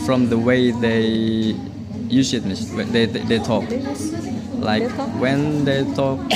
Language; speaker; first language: English; non-native, learner; Indonesian